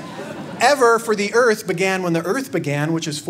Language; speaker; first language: English; native; English